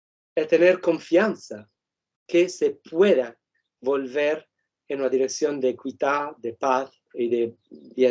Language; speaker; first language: Spanish; non-native, fluent; Italian